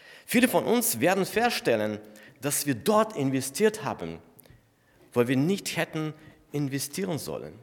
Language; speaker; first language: German; non-native, fluent; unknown